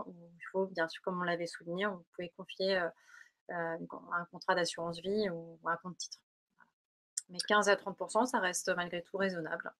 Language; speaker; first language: French; native; French